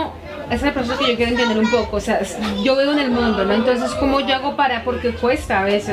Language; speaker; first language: Spanish; native; Spanish